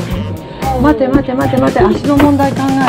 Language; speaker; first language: Japanese; native; Japanese